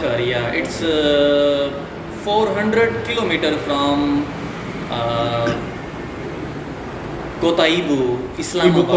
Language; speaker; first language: English; non-native, fluent; Urdu